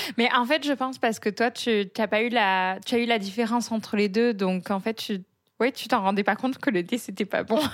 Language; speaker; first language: French; native; French